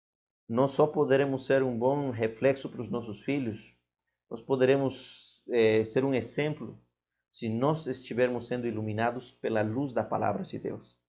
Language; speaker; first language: Portuguese; non-native, fluent; Spanish